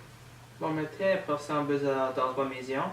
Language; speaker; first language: French; non-native, learner; English